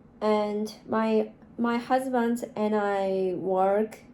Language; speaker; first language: English; non-native, learner; Japanese